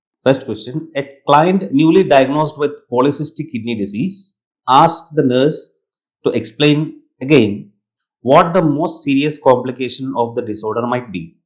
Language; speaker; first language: English; non-native, local second language; Malayalam